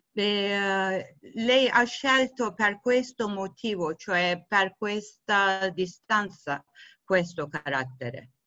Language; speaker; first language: Italian; non-native, learner; Turkish